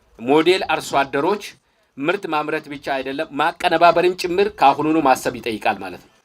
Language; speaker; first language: Amharic; native; Amharic